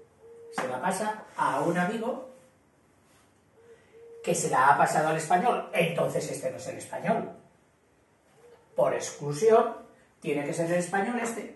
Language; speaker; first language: Spanish; native; Spanish